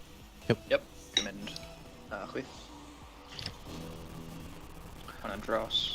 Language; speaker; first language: Welsh; non-native, local second language; English